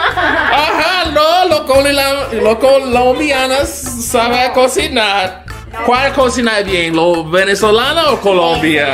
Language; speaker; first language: Spanish; non-native, learner; English